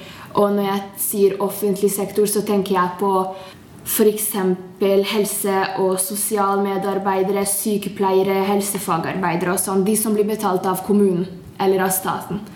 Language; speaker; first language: Norwegian; non-native, fluent; Hungarian